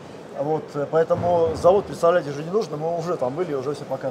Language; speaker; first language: Russian; native; Russian